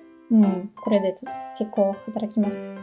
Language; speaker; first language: Japanese; non-native, learner; German